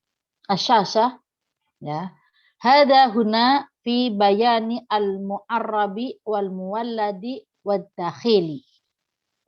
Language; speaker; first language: Arabic; non-native, fluent; Indonesian